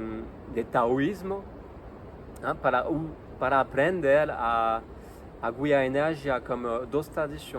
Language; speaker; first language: Portuguese; non-native, learner; French